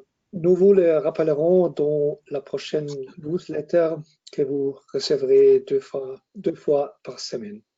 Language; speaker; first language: French; non-native, fluent; German